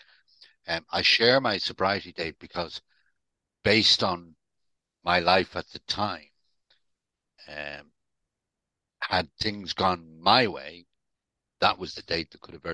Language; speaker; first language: English; native; English